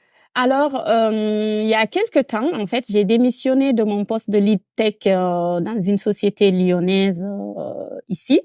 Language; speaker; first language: French; non-native, local second language; Fula